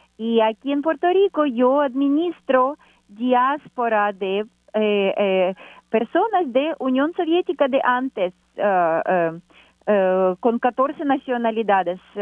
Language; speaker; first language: Spanish; non-native, fluent; Ukrainian